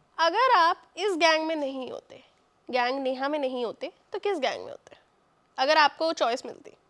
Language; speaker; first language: Hindi; native; Hindi